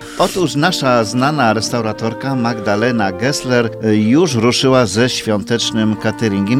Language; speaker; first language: Polish; native; Polish